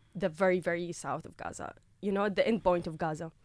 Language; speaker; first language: English; non-native, fluent; Arabic